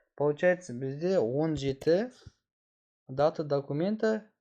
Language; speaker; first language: Russian; non-native, local second language; Kazakh